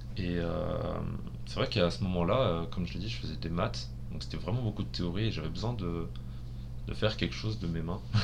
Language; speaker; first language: French; early bilingual, other home language; Spanish